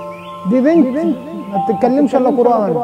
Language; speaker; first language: Arabic; native; Arabic